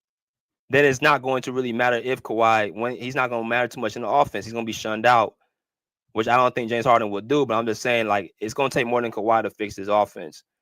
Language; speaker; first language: English; native; English